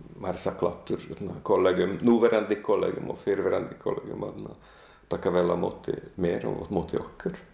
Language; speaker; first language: Icelandic; non-native, fluent; Hungarian